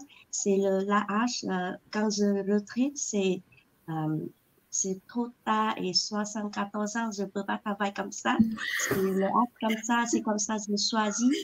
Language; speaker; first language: French; non-native, learner; Vietnamese